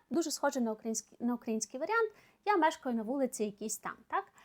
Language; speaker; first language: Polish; non-native, fluent; Ukrainian